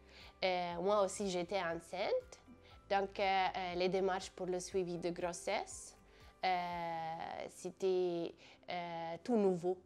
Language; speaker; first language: French; non-native, fluent; Italian